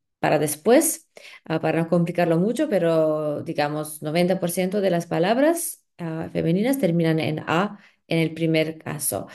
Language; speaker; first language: Spanish; non-native, fluent; Slovenian